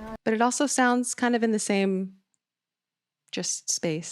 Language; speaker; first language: English; native; English